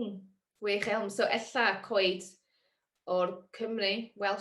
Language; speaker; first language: Welsh; non-native, learner; English